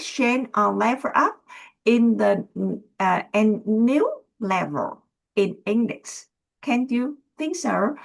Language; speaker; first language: English; non-native, learner; Vietnamese